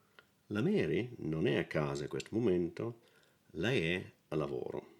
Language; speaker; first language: Italian; non-native, learner; English